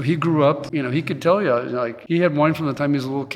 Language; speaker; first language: English; native; English